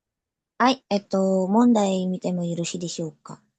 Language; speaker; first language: Japanese; non-native, learner; Indonesian